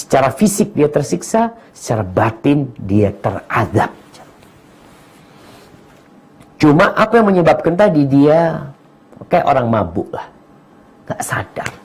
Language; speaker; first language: Indonesian; native; Indonesian